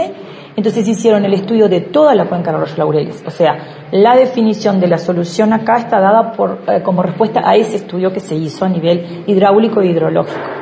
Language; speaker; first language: Spanish; native; Spanish